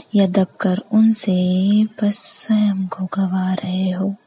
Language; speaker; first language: Hindi; native; Hindi